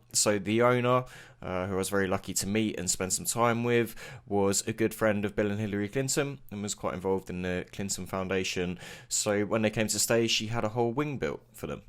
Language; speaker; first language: English; native; English